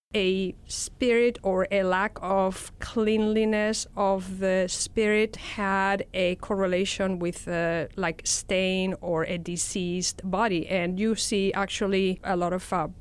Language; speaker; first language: English; non-native, fluent; Spanish